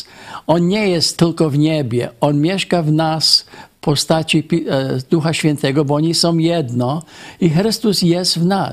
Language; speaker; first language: Polish; early bilingual, heritage; Polish